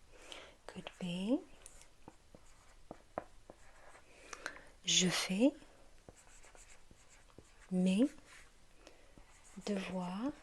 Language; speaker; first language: French; non-native, learner; English